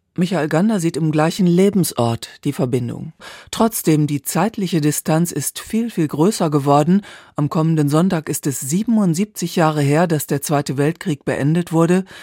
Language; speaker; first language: German; native; German